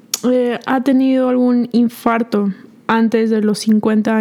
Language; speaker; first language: Spanish; early bilingual, heritage; English